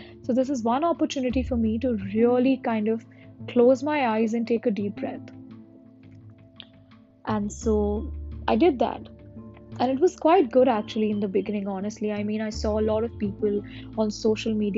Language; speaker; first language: English; non-native, local second language; Hindi